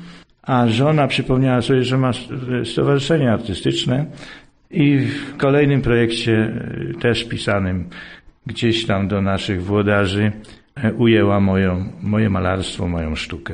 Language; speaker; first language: Polish; native; Polish